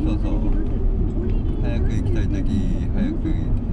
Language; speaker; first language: Japanese; non-native, learner; Vietnamese